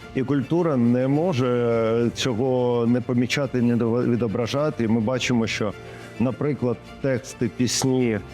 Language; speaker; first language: Ukrainian; non-native, local second language; Russian